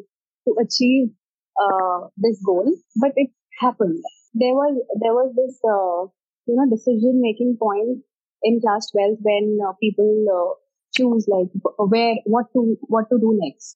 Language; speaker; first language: English; non-native, local second language; Hindi